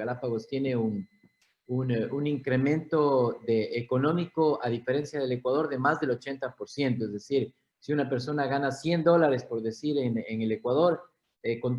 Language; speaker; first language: Spanish; native; Spanish